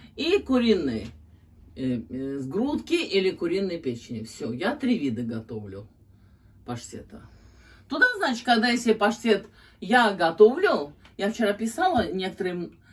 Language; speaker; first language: Russian; non-native, local second language; Azerbaijani